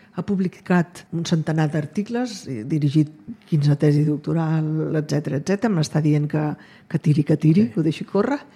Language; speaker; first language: Catalan; native; Catalan